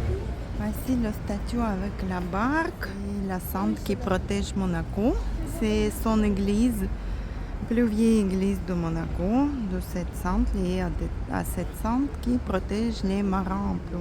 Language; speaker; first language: French; non-native, fluent; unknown